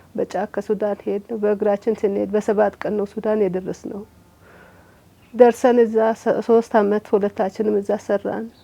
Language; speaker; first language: Amharic; non-native, local second language; Sebat Bet Gurage